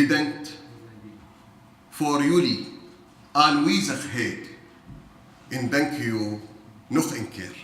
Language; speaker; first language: Dutch; non-native, learner; Arabic